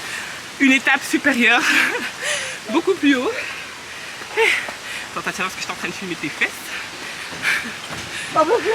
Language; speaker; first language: French; native; French